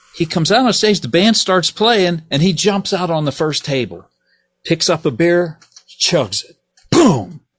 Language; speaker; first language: English; native; English